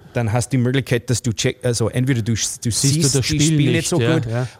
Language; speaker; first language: German; non-native, fluent; English